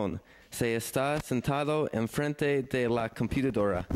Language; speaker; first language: Spanish; non-native, learner; English